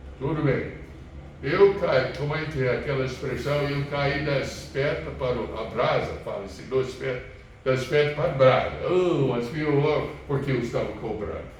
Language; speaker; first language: Portuguese; non-native, fluent; English